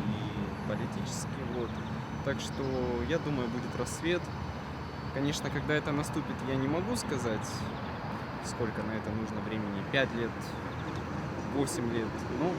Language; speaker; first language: Russian; native; Russian